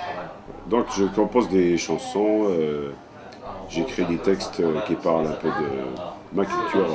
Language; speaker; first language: French; non-native, local second language; Kabyle